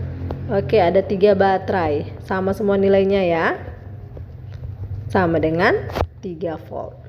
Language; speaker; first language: Indonesian; native; Indonesian